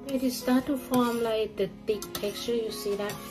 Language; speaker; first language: English; non-native, fluent; Thai